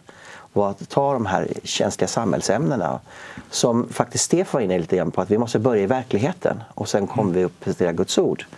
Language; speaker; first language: Swedish; native; Swedish